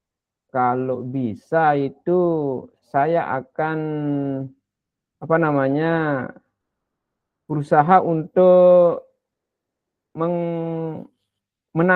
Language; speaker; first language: Indonesian; non-native, local second language; Sasak